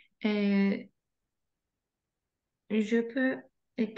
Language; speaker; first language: French; non-native, learner; Turkish